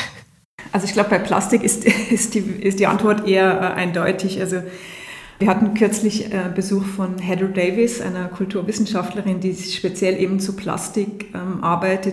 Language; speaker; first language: German; native; German